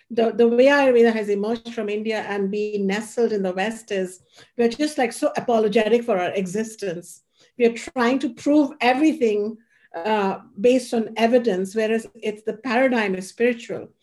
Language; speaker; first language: English; non-native, local second language; Hindi